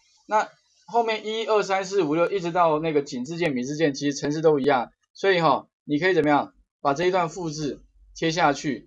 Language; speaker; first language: Chinese; native; Chinese